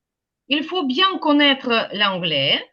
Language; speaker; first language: French; non-native, fluent; Ukrainian